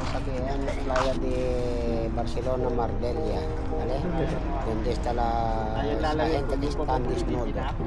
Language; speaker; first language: Spanish; non-native, learner; Filipino